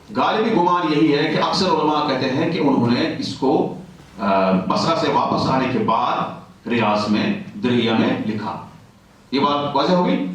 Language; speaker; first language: Urdu; non-native, local second language; Kashmiri